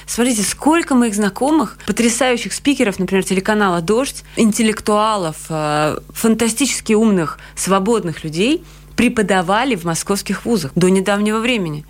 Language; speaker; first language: Russian; native; Russian